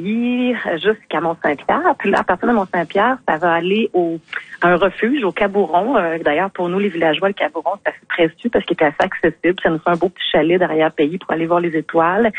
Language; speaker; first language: French; native; French